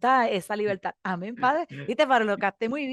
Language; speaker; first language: Spanish; native; Spanish